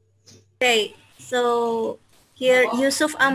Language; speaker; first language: English; non-native, fluent; Indonesian